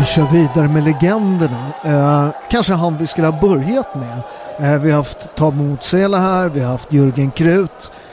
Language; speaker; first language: Swedish; native; Swedish